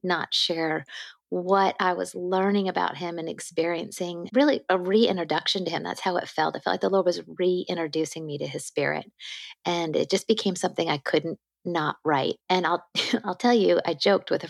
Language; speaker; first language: English; native; English